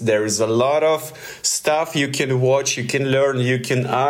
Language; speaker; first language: English; non-native, learner; Russian